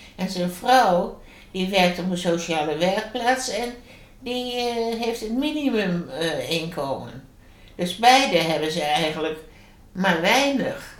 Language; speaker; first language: Dutch; native; Dutch